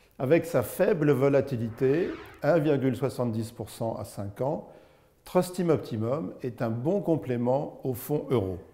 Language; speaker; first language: French; native; French